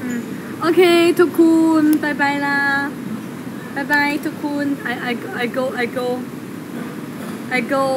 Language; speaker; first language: English; non-native, learner; Chinese